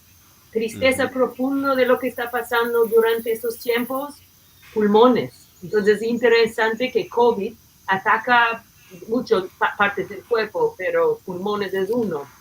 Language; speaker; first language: Spanish; non-native, fluent; English